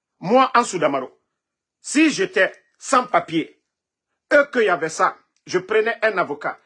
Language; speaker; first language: French; non-native, local second language; Mandingo